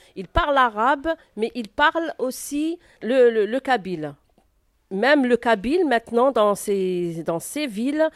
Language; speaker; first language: French; non-native, local second language; Arabic